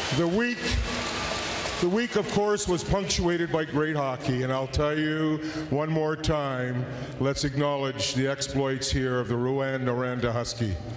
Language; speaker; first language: English; native; English